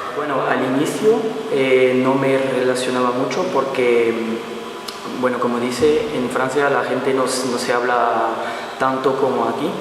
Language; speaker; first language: Spanish; non-native, learner; Portuguese